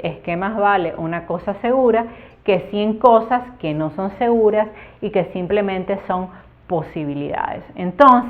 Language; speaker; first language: Spanish; native; Spanish